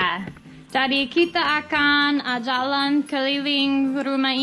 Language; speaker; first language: Indonesian; non-native, learner; English